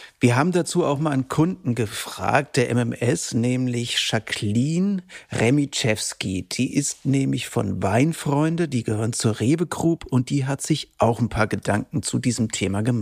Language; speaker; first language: German; native; German